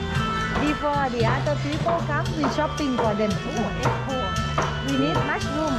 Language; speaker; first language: English; non-native, learner; Thai